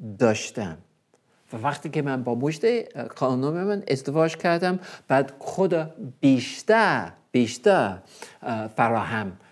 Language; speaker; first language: Persian; non-native, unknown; English